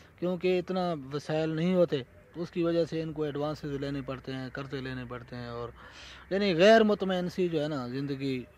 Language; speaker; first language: Urdu; non-native, local second language; Punjabi